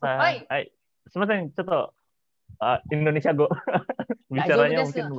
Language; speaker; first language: Indonesian; non-native, fluent; Japanese